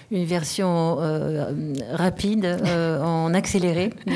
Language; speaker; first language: French; native; French